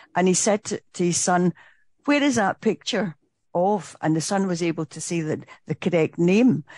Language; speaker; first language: English; native; English